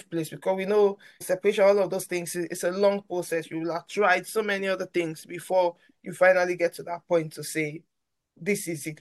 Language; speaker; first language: English; non-native, local second language; Krio